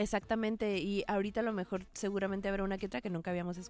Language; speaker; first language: Spanish; native; Spanish